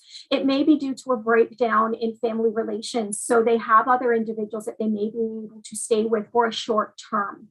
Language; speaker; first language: English; native; English